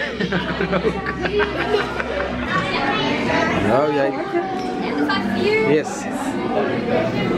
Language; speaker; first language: Dutch; native; Dutch